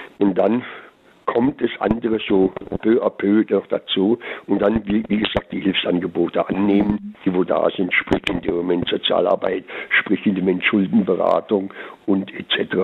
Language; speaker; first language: German; native; German